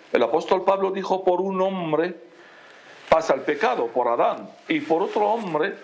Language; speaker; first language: Spanish; non-native, fluent; Aramaic